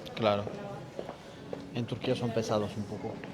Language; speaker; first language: Spanish; non-native, learner; Turkish